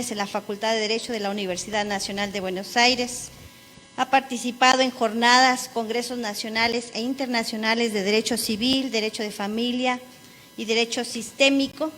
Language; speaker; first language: Spanish; native; Spanish